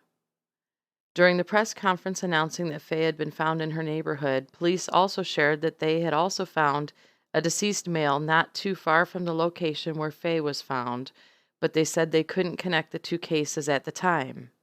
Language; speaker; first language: English; native; English